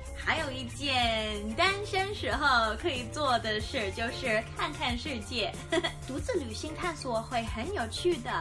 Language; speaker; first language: Chinese; non-native, fluent; English